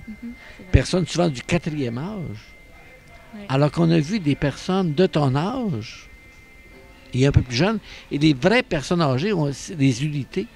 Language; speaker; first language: French; native; French